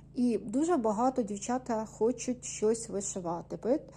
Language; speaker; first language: Ukrainian; non-native, local second language; Russian